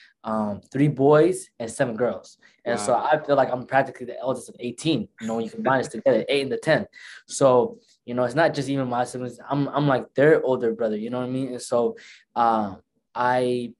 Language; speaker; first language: English; early bilingual, other home language; Somali